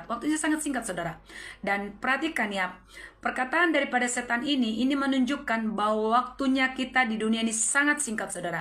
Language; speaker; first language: Malay; native; Malay